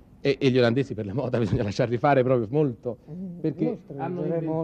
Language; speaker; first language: Italian; native; Italian